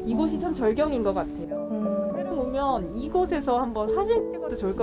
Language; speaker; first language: Korean; native; Korean